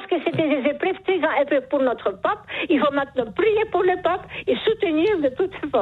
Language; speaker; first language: French; non-native, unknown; Polish